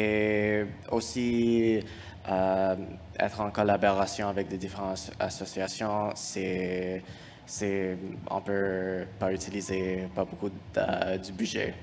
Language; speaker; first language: French; non-native, fluent; English